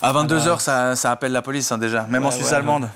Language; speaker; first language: French; native; French